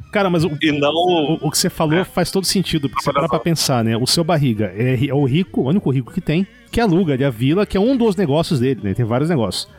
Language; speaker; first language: Portuguese; native; Portuguese